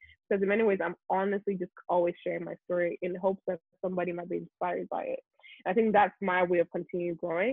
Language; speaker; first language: English; non-native, local second language; Yoruba